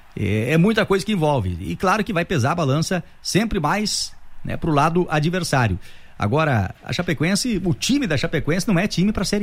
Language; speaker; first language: Portuguese; native; Portuguese